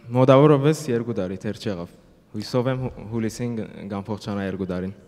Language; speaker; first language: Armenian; early bilingual, heritage; Armenian